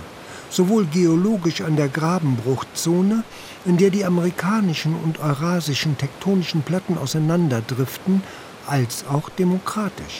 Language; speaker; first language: German; native; German